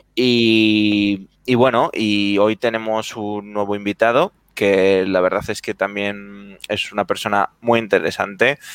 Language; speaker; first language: Spanish; native; Spanish